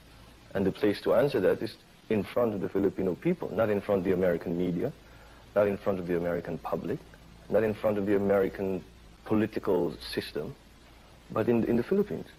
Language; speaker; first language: English; non-native, fluent; Filipino